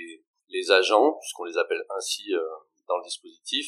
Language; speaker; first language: French; native; French